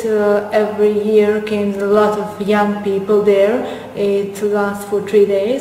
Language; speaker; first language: English; non-native, fluent; Serbian